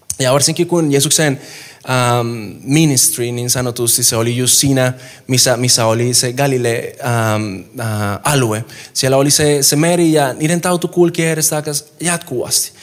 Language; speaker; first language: Finnish; non-native, fluent; Spanish